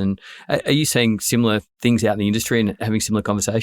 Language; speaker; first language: English; native; English